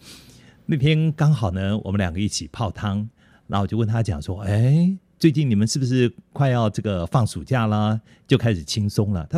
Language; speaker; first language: Chinese; native; Chinese